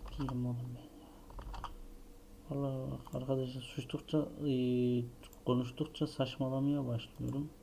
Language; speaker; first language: Turkish; native; Turkish